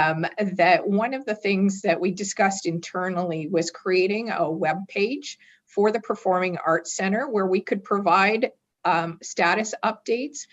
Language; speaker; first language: English; native; English